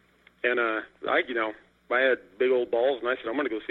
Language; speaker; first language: English; native; English